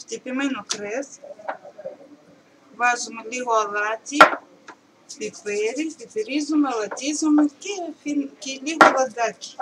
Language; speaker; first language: Greek; non-native, learner; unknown